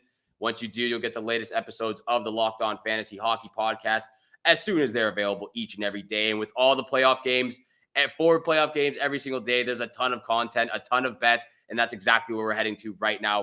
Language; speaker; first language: English; native; English